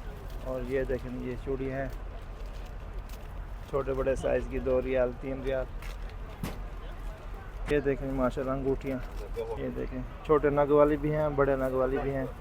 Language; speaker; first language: Hindi; native; Hindi